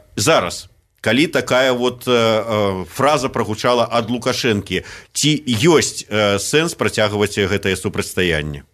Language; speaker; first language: Belarusian; native; Belarusian